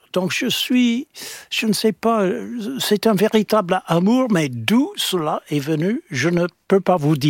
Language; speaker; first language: French; non-native, fluent; English